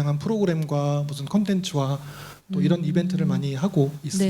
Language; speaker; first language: Korean; native; Korean